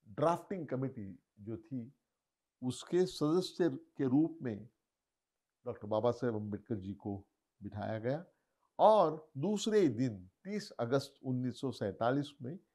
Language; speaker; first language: Hindi; non-native, local second language; Marathi